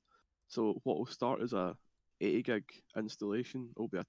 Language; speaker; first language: English; native; English